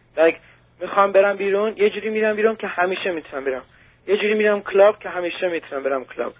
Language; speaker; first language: Persian; early bilingual, heritage; Persian